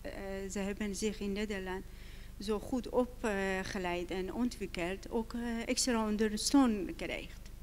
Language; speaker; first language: Dutch; non-native, learner; Persian